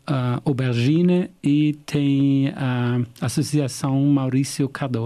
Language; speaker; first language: Portuguese; non-native, fluent; German